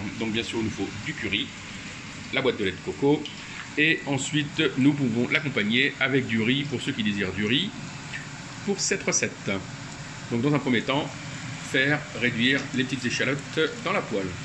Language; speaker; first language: French; native; French